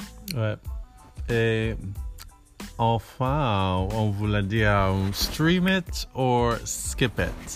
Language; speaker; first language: French; non-native, learner; English